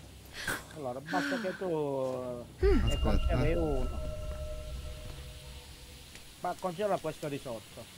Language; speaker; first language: Italian; native; Italian